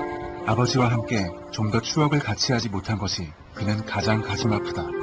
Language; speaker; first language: Korean; native; Korean